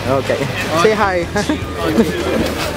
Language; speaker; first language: English; non-native, local second language; Filipino